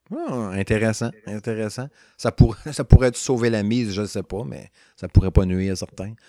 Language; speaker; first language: French; native; French